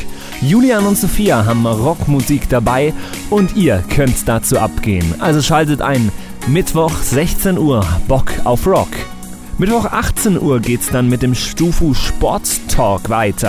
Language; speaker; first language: German; native; German